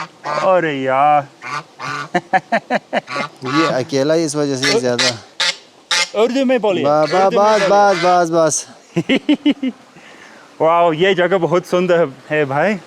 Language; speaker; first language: Hindi; non-native, local second language; Balti